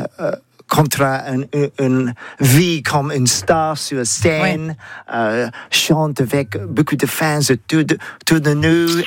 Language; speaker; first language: French; non-native, learner; English